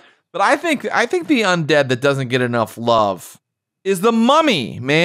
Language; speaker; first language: English; native; English